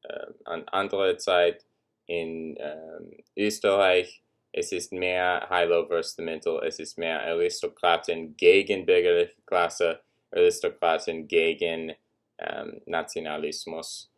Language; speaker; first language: German; non-native, learner; English